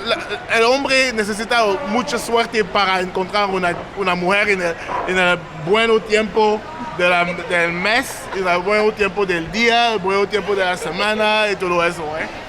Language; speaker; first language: Spanish; non-native, learner; English